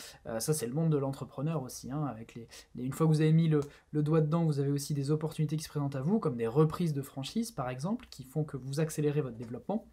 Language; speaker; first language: French; native; French